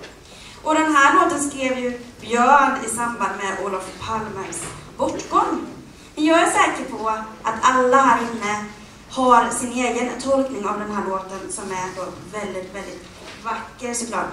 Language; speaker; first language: Swedish; native; Swedish